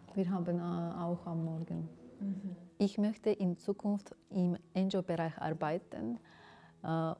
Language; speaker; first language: German; non-native, fluent; Azerbaijani